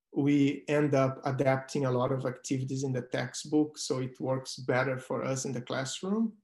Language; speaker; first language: English; non-native, fluent; Portuguese